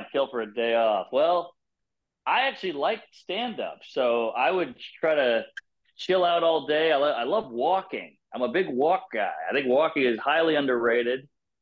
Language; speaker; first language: English; native; English